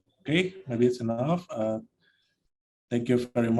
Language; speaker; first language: English; non-native, learner; Indonesian